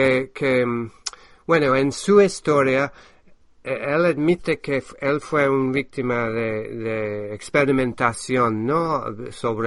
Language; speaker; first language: Spanish; non-native, fluent; English